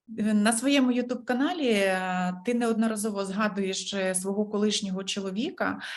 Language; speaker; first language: Ukrainian; native; Ukrainian